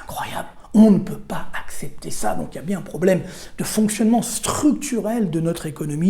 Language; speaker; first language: French; native; French